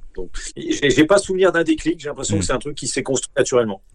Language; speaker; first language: French; native; French